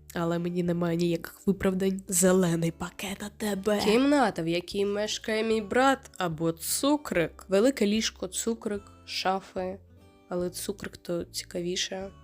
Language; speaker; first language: Ukrainian; non-native, local second language; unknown